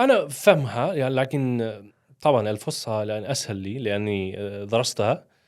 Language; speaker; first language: Arabic; non-native, learner; Swedish